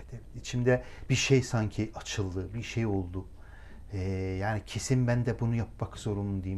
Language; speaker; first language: Turkish; non-native, local second language; Azerbaijani